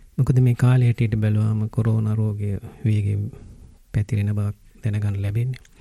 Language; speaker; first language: Sinhala; native; Sinhala